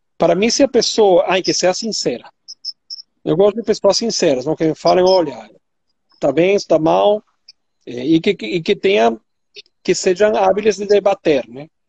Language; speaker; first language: Portuguese; non-native, fluent; Spanish